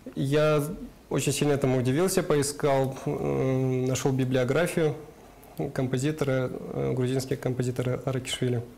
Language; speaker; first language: Russian; non-native, local second language; Karachay-Balkar